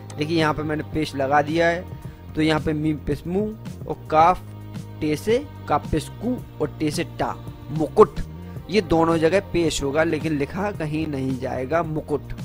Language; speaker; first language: Hindi; native; Hindi